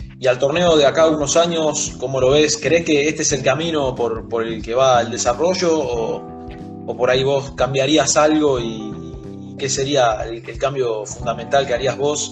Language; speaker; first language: Spanish; native; Spanish